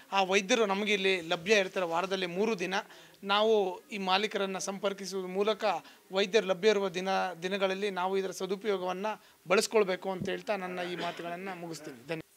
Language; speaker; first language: Kannada; native; Kannada